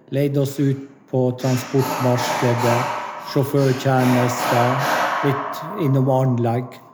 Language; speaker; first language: Norwegian; native; Norwegian